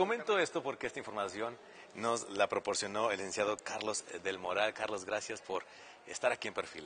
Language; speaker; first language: Spanish; native; Spanish